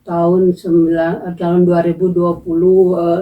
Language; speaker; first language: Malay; non-native, local second language; Sundanese